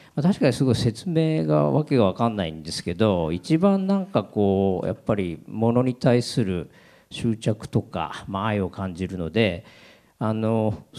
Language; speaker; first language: Japanese; native; Japanese